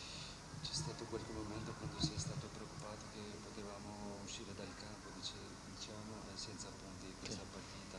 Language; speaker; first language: Italian; non-native, fluent; Albanian